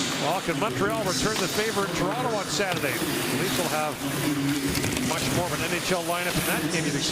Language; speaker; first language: English; native; English